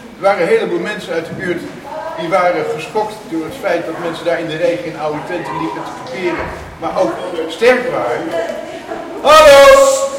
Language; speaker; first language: Dutch; native; Dutch